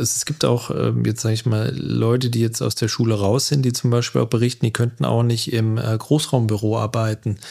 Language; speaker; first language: German; native; German